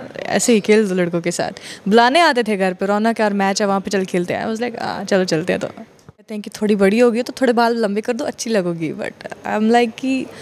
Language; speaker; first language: Hindi; non-native, local second language; Kashmiri